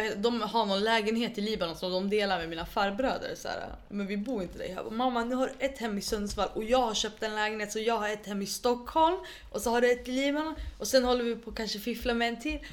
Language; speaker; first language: Swedish; early bilingual, other home language; Arabic